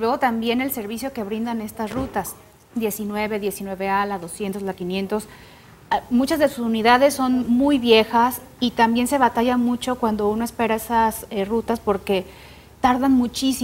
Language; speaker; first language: Spanish; native; Spanish